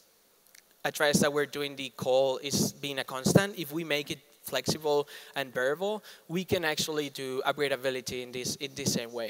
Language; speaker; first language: English; non-native, fluent; Spanish